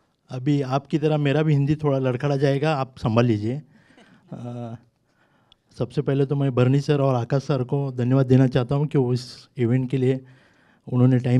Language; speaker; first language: Hindi; non-native, local second language; Marathi